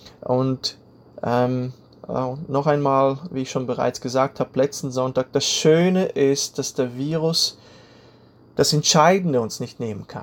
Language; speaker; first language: German; native; German